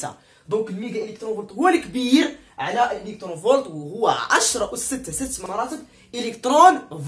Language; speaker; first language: Arabic; native; Arabic